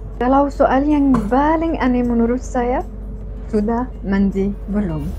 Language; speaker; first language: Indonesian; non-native, fluent; Arabic